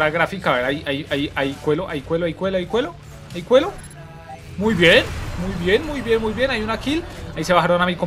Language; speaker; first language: Spanish; native; Spanish